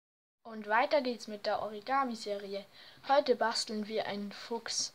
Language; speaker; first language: German; native; German